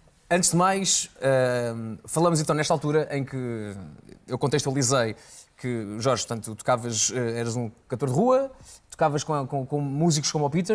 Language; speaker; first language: Portuguese; native; Portuguese